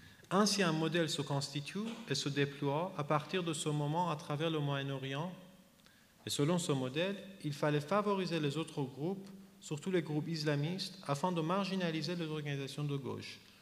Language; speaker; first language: French; non-native, fluent; Persian